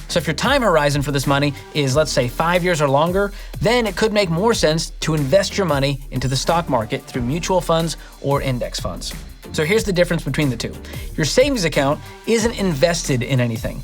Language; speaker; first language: English; native; English